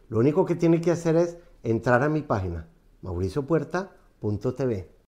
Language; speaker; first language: Spanish; native; Spanish